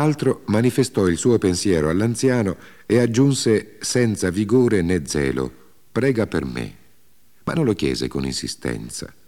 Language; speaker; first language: Italian; native; Italian